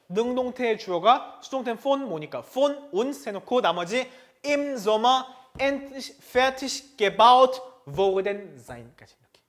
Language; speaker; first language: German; non-native, fluent; Korean